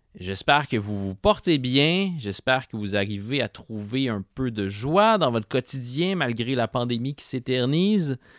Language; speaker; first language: French; native; French